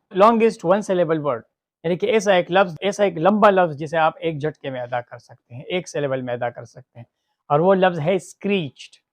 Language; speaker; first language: Urdu; non-native, local second language; Pashto